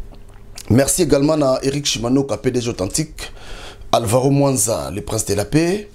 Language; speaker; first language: French; non-native, local second language; Lingala